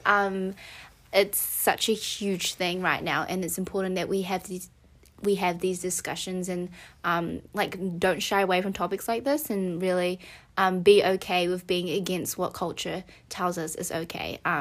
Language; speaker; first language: English; native; English